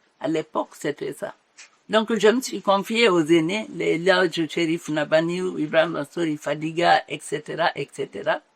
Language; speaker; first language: French; non-native, local second language; Mandingo